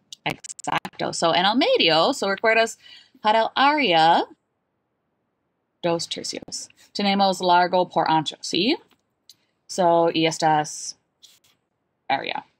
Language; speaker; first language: Spanish; non-native, fluent; English